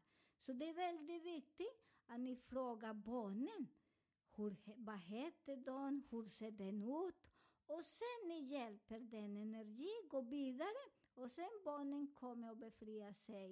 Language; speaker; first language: Swedish; non-native, fluent; Spanish